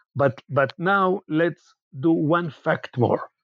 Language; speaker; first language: English; non-native, fluent; Hebrew